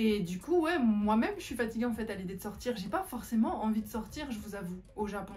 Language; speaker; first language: French; native; French